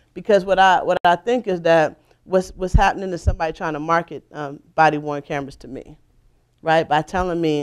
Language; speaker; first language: English; native; English